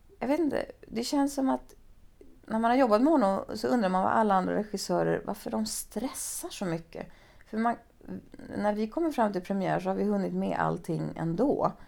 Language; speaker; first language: Swedish; native; Swedish